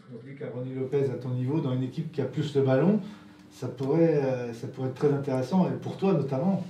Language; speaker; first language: French; native; French